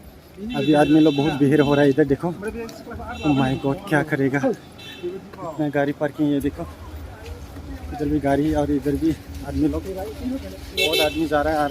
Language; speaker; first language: Hindi; non-native, local second language; Bodo